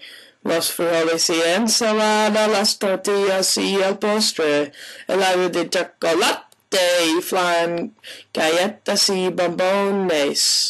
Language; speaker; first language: Spanish; non-native, learner; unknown